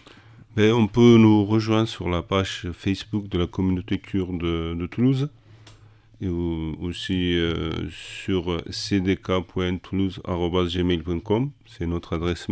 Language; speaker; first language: French; non-native, fluent; Kurdish